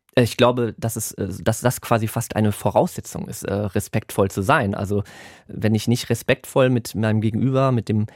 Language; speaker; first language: German; native; German